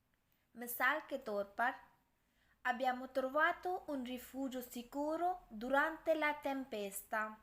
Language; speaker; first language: Italian; non-native, fluent; Urdu